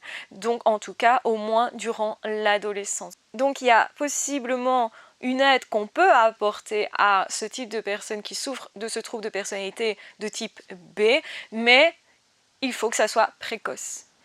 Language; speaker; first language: French; native; French